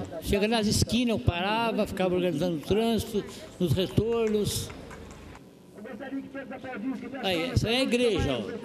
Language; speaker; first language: Portuguese; native; Portuguese